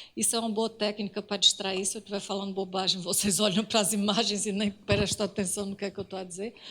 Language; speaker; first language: Portuguese; native; Portuguese